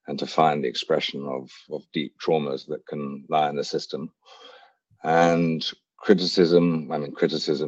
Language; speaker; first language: English; native; English